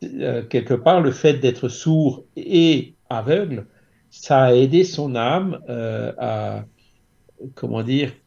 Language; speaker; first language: French; native; French